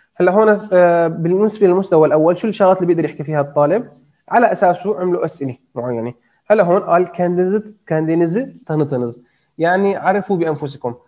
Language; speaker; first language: Arabic; native; Arabic